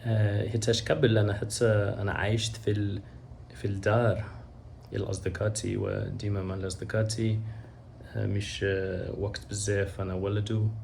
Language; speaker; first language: Arabic; non-native, learner; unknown